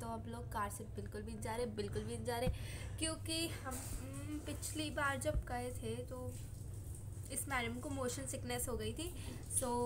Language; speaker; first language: Hindi; native; Hindi